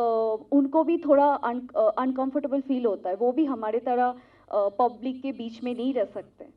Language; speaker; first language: Hindi; non-native, local second language; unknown